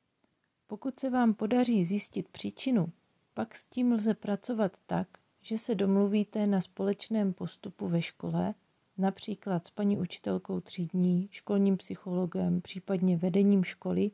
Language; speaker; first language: Czech; native; Czech